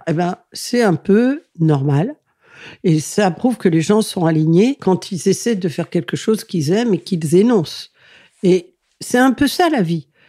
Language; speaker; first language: French; early bilingual, other home language; Catalan